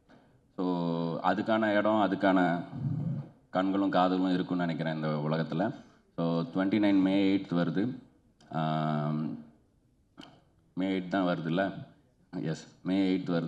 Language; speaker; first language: Tamil; native; Tamil